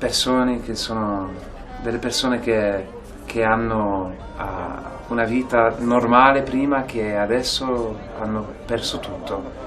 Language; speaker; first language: Italian; non-native, fluent; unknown